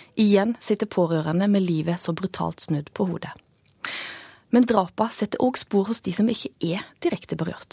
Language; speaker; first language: Norwegian; native; Norwegian